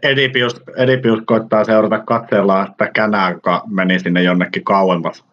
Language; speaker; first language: Finnish; native; Finnish